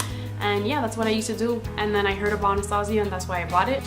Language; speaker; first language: English; native; English